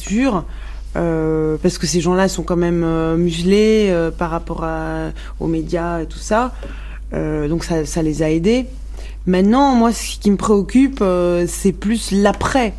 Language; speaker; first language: French; non-native, local second language; Arabic